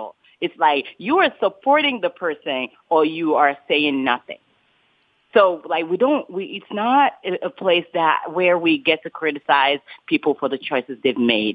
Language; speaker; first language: English; non-native, local second language; Yoruba